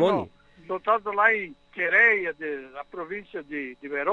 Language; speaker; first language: Italian; early bilingual, heritage; Italian